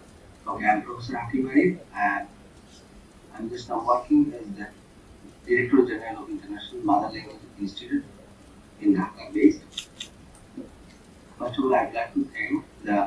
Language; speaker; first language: English; non-native, fluent; Bangla